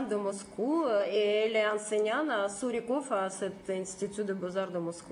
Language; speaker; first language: French; non-native, fluent; Russian